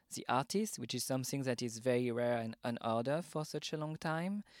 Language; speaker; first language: English; non-native, fluent; French